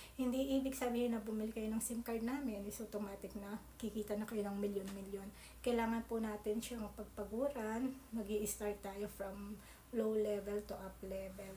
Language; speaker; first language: Filipino; native; Filipino